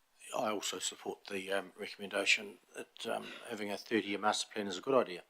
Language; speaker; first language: English; native; English